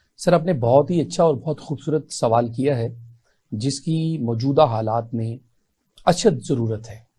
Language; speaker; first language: Urdu; non-native, local second language; Punjabi